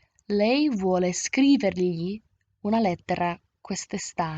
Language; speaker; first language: Italian; non-native, fluent; English